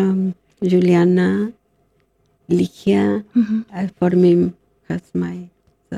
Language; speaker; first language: English; non-native, learner; Spanish